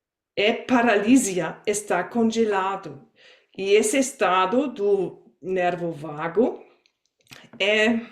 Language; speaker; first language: Portuguese; non-native, fluent; German